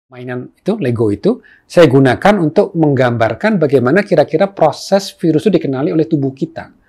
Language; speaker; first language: Indonesian; native; Indonesian